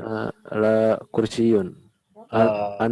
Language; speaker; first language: Arabic; non-native, learner; Indonesian